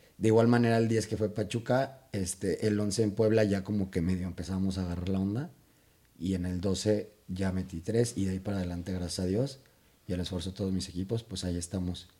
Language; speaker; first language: Spanish; native; Spanish